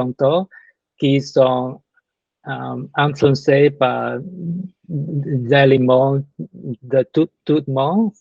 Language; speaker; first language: French; non-native, learner; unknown